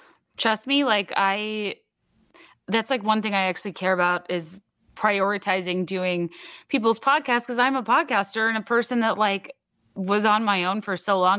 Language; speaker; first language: English; native; English